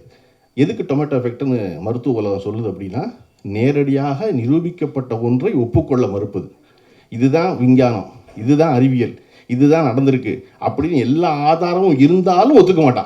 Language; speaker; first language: Tamil; native; Tamil